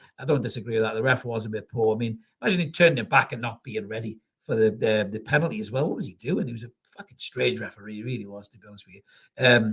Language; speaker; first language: English; native; English